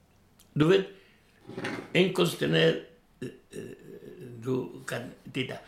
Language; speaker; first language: Swedish; non-native, learner; Spanish